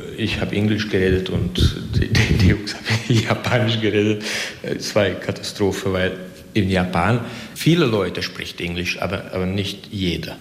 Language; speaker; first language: German; non-native, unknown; Hungarian